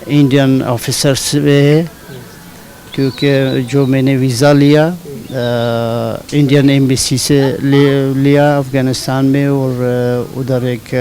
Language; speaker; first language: Hindi; non-native, learner; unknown